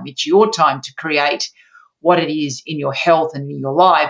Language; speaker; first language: English; native; English